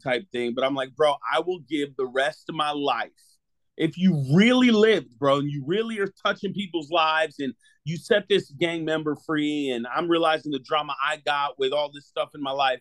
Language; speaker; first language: English; native; English